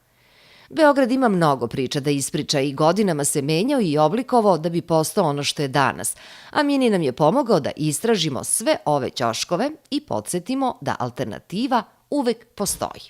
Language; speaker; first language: Serbian; native; Serbian